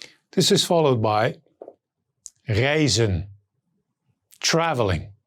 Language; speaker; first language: English; non-native, fluent; Dutch